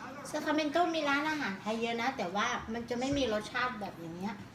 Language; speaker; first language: Thai; early bilingual, heritage; Thai